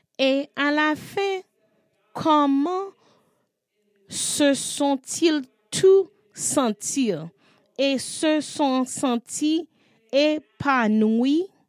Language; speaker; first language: French; non-native, learner; English